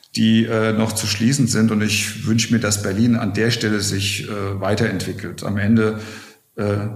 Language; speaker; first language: German; native; German